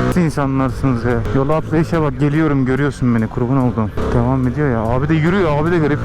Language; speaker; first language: Turkish; native; Turkish